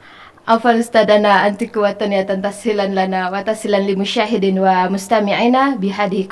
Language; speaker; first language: Arabic; non-native, fluent; Indonesian